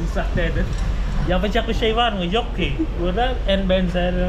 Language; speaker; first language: Turkish; non-native, fluent; Khmer